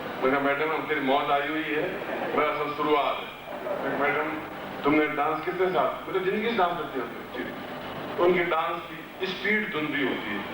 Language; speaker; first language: Hindi; native; Hindi